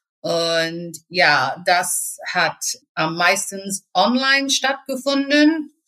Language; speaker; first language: German; non-native, fluent; English